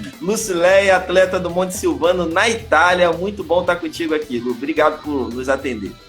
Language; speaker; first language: Portuguese; native; Portuguese